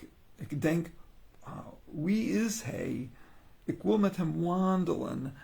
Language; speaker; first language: Dutch; non-native, learner; English